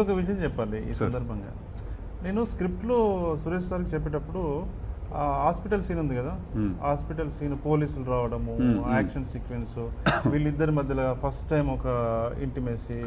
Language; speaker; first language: Telugu; native; Telugu